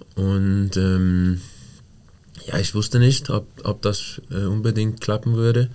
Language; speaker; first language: German; non-native, fluent; Danish